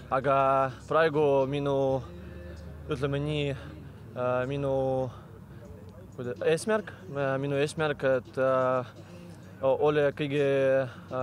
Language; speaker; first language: Estonian; non-native, local second language; Russian